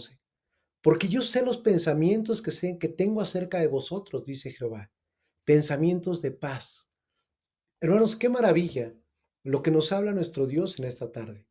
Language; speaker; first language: Spanish; native; Spanish